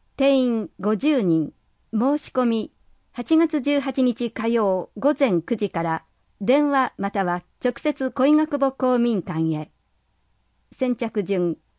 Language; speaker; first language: Japanese; native; Japanese